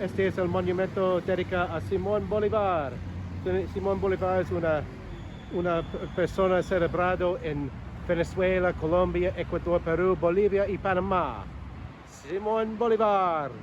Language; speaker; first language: Spanish; non-native, learner; English